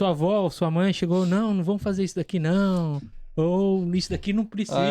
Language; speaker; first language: Portuguese; native; Portuguese